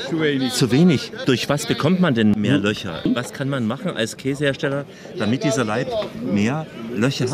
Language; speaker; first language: German; native; German